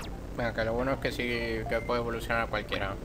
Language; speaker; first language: Spanish; native; Spanish